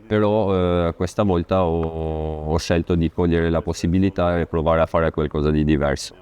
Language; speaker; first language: Italian; native; Italian